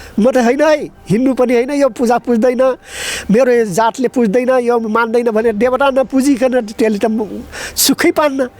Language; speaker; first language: Nepali; non-native, local second language; Dangaura Tharu